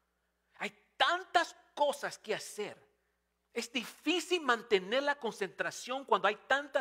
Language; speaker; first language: Spanish; non-native, fluent; English